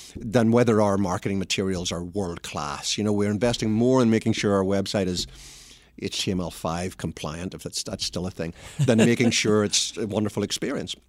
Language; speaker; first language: English; native; English